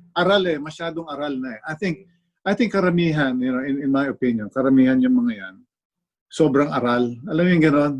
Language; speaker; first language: Filipino; native; Filipino